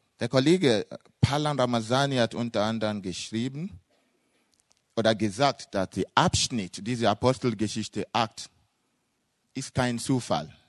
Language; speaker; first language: German; non-native, fluent; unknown